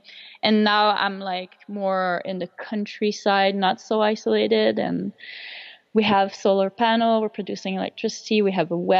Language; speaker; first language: English; non-native, fluent; French